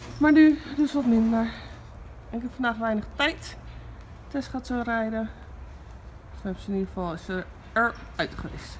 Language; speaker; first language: Dutch; native; Dutch